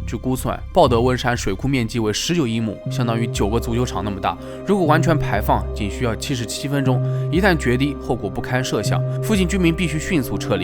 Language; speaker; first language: Chinese; native; Chinese